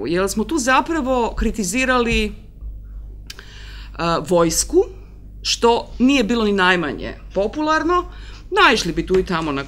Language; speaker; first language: Croatian; native; Croatian